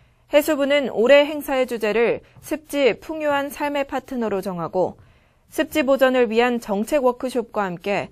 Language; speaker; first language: Korean; native; Korean